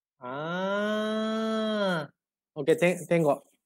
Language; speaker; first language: Malay; non-native, learner; Japanese